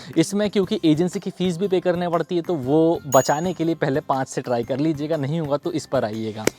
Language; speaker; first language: Hindi; native; Hindi